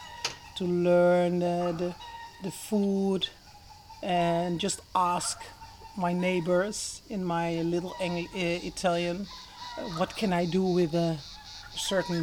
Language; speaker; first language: English; non-native, fluent; Dutch